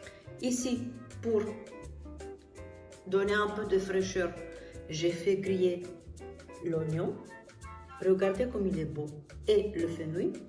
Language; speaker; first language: French; non-native, fluent; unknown